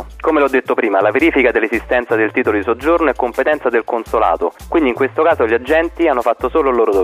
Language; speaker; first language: Italian; native; Italian